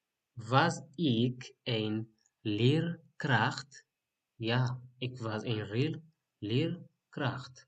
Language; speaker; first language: Dutch; non-native, learner; Tigrinya